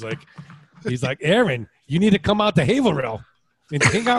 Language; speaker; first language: English; native; English